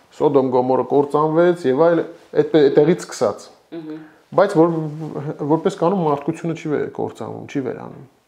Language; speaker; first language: Armenian; native; Armenian